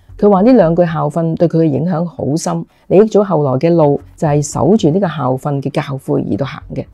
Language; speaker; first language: Chinese; non-native, local second language; Cantonese